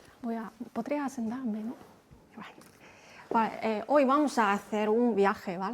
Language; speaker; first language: Spanish; non-native, fluent; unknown